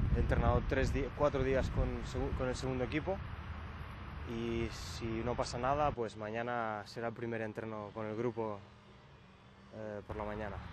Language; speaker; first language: Spanish; native; Spanish